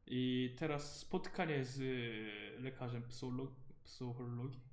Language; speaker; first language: Polish; non-native, learner; Korean